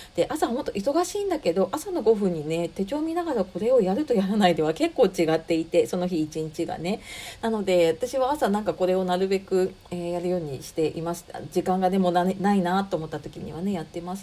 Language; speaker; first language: Japanese; native; Japanese